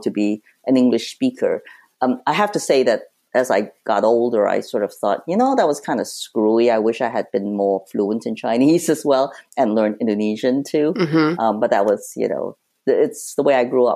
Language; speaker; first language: English; native; English